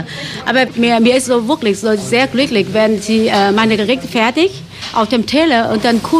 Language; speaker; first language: German; non-native, local second language; Vietnamese